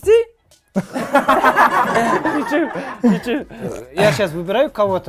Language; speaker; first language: Russian; non-native, learner; Kazakh